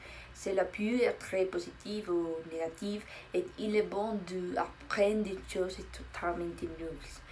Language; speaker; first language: French; non-native, learner; Spanish